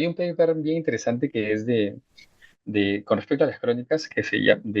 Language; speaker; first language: Spanish; native; Spanish